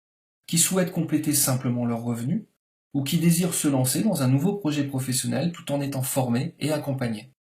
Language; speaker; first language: French; native; French